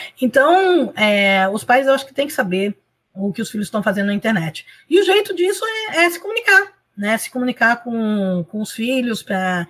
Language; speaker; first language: Portuguese; early bilingual, other home language; Spanish